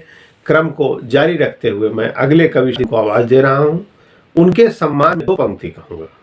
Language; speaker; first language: Hindi; native; Hindi